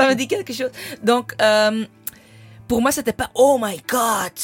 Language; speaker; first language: French; non-native, fluent; English